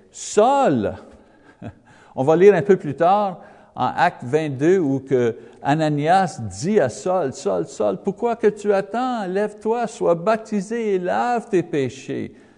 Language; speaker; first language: French; non-native, learner; English